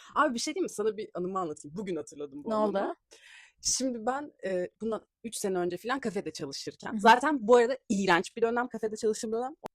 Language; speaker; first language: Turkish; native; Turkish